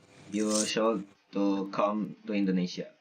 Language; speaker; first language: English; non-native, learner; Indonesian